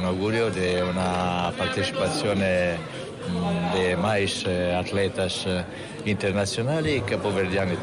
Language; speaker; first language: Portuguese; non-native, fluent; Italian